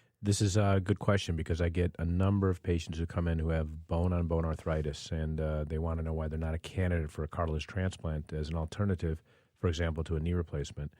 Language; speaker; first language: English; native; English